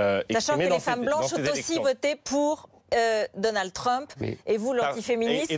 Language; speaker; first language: French; native; French